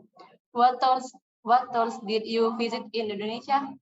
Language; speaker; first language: English; non-native, learner; Indonesian